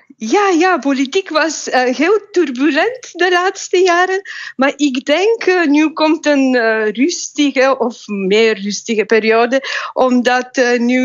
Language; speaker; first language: Dutch; non-native, fluent; Bulgarian